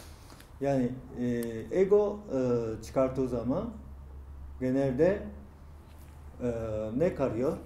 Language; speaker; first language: Turkish; non-native, learner; Japanese